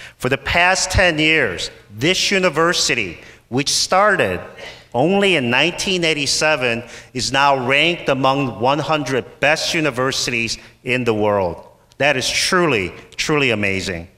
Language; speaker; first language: English; native; English